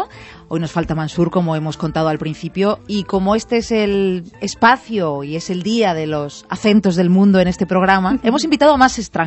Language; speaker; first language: Spanish; native; Spanish